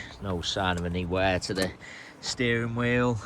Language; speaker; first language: English; native; English